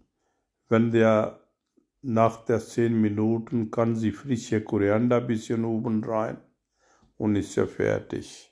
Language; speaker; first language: German; non-native, learner; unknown